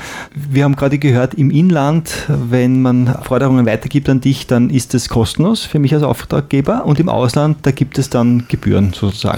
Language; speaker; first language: German; native; German